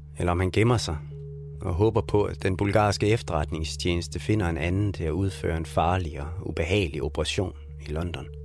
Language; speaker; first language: Danish; native; Danish